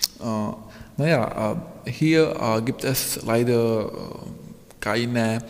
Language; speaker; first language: German; non-native, fluent; Czech